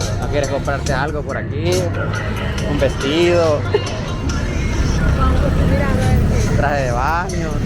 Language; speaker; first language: Spanish; early bilingual, heritage; Spanish